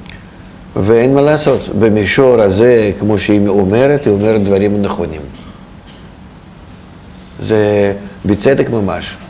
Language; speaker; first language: Hebrew; non-native, fluent; Russian